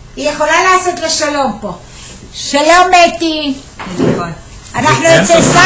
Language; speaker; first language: Hebrew; native; Hebrew